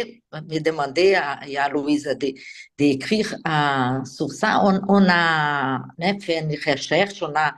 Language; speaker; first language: French; non-native, fluent; Portuguese